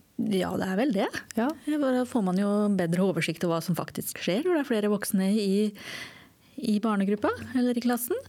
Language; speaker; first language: Norwegian; native; Norwegian